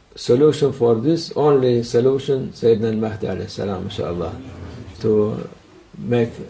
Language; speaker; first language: English; non-native, learner; Turkish